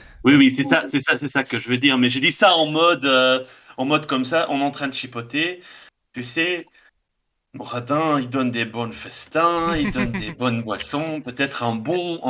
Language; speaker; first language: French; non-native, fluent; Dutch